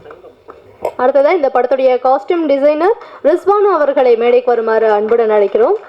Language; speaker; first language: Tamil; native; Tamil